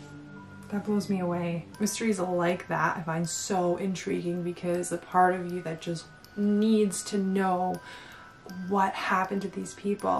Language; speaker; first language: English; native; English